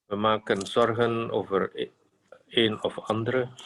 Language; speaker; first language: Dutch; non-native, fluent; Indonesian